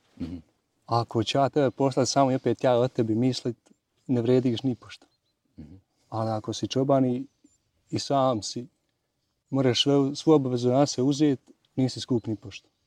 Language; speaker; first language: Bosnian; native; Bosnian